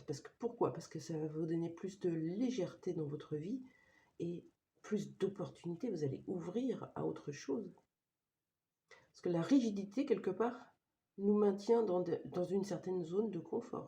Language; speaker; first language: French; native; French